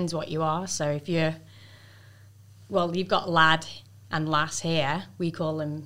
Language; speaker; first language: English; native; English